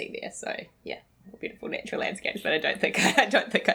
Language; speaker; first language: English; native; English